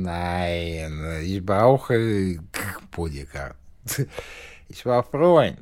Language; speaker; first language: German; non-native, learner; Russian